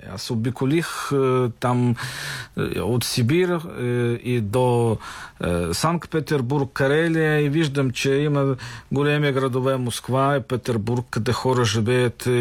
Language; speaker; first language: Bulgarian; non-native, fluent; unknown